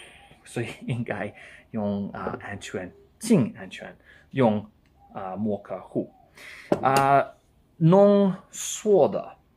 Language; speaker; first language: Chinese; non-native, learner; English